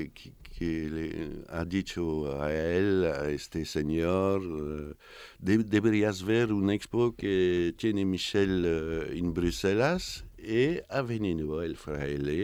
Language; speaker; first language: Spanish; non-native, fluent; French